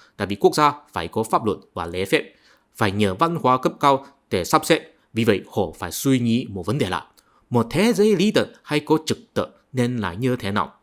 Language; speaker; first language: Vietnamese; non-native, fluent; Chinese